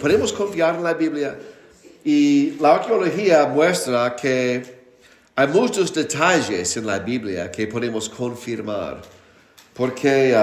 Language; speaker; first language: Spanish; non-native, fluent; English